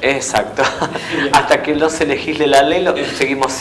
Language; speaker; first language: Spanish; native; Spanish